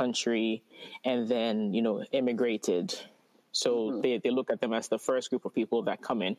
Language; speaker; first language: English; non-native, local second language; Akan